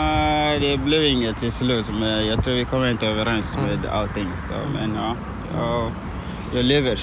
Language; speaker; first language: Swedish; non-native, fluent; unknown